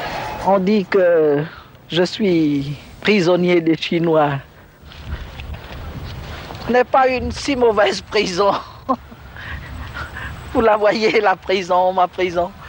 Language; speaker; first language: French; non-native, local second language; Khmer